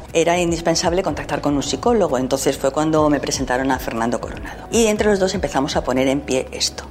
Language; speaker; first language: Spanish; native; Spanish